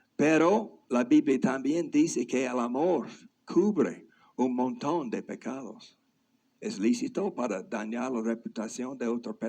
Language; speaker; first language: Spanish; non-native, fluent; English